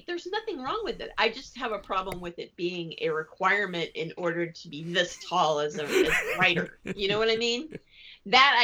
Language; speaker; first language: English; native; English